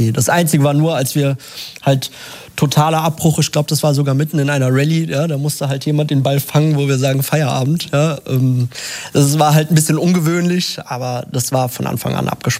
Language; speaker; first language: German; native; German